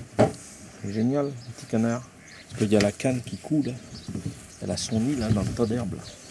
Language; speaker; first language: French; native; French